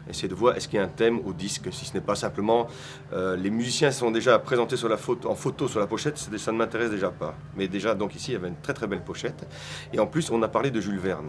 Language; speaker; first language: French; native; French